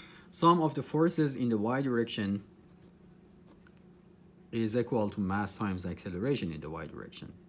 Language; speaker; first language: English; non-native, fluent; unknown